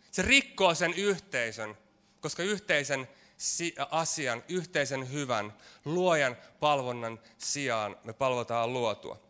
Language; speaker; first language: Finnish; native; Finnish